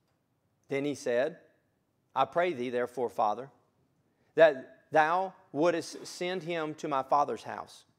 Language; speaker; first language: English; native; English